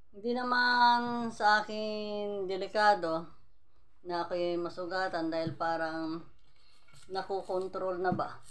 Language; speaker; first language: Filipino; non-native, local second language; Iloko